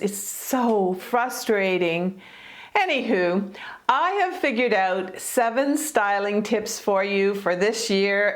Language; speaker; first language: English; native; English